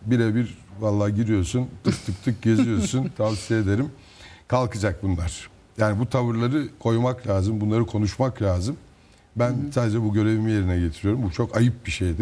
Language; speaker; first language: Turkish; native; Turkish